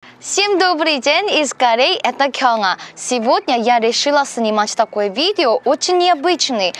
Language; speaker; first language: Russian; non-native, learner; Korean